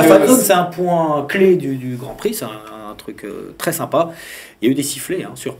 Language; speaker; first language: French; native; French